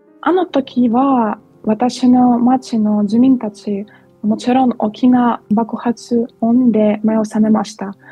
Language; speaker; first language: Japanese; non-native, fluent; Ukrainian